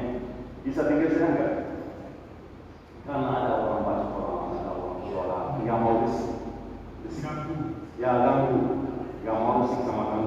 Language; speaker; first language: Indonesian; non-native, learner; Arabic